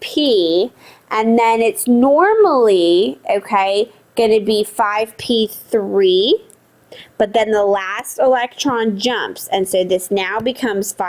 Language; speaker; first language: English; native; English